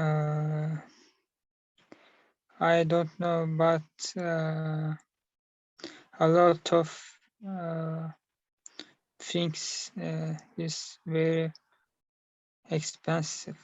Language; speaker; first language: English; non-native, learner; Turkish